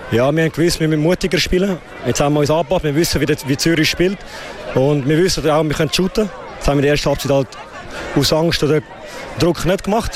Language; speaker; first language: German; native; German